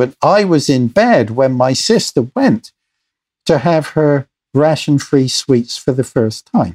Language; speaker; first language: English; native; English